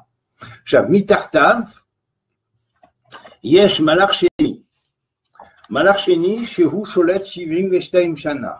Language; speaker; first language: Hebrew; non-native, fluent; French